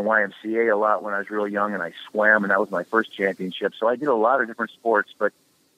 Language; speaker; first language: English; native; English